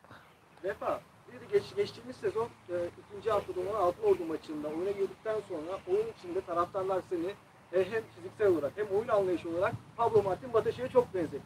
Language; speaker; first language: Turkish; native; Turkish